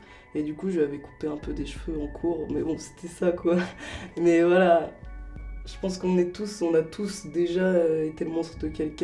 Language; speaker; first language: French; native; French